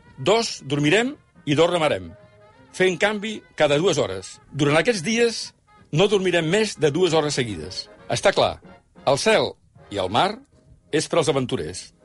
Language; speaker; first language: Catalan; native; Catalan